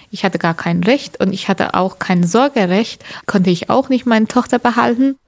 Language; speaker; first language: German; non-native, learner; Persian